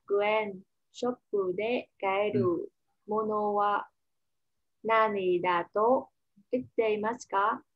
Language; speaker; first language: Japanese; non-native, fluent; Vietnamese